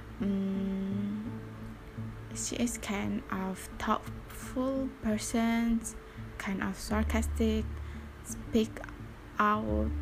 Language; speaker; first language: English; non-native, learner; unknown